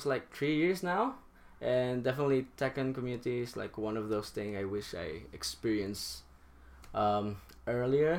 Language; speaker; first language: English; non-native, local second language; Filipino